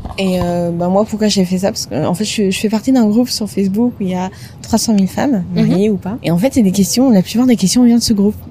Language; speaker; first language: French; native; French